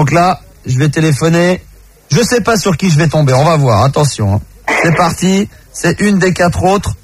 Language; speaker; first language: French; native; French